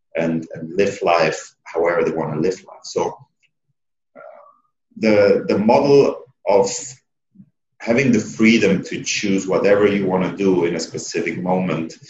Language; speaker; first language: English; non-native, fluent; Italian